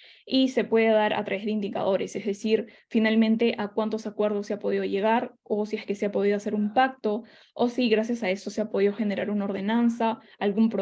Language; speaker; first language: Spanish; native; Spanish